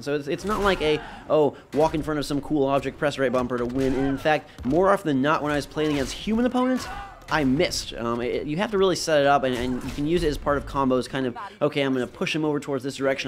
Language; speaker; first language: English; native; English